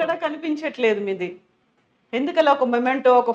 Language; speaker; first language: Telugu; native; Telugu